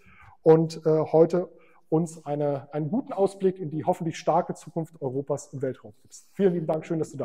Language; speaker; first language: German; native; German